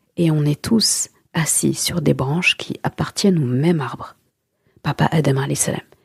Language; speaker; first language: French; early bilingual, other home language; Wolof